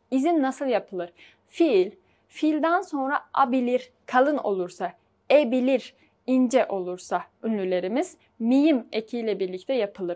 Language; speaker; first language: Turkish; non-native, fluent; Uzbek